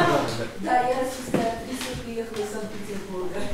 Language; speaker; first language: Polish; non-native, learner; Russian